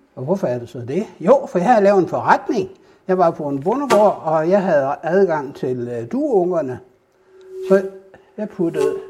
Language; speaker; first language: Danish; native; Danish